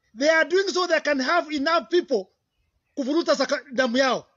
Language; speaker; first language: English; non-native, local second language; Kikuyu